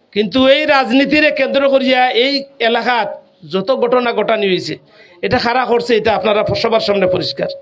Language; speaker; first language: Bangla; native; Bangla